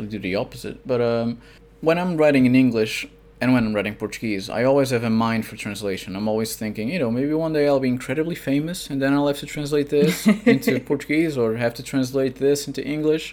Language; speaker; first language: English; non-native, fluent; Portuguese